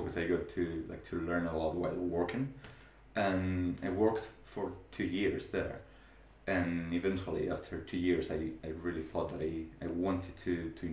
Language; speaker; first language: English; non-native, fluent; Spanish